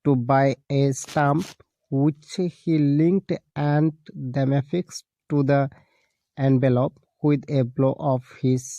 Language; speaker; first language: English; non-native, local second language; Assamese